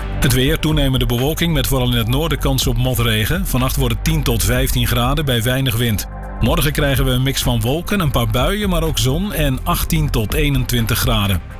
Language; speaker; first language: Dutch; native; Dutch